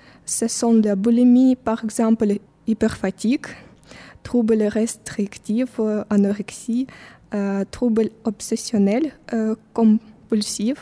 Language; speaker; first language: French; non-native, fluent; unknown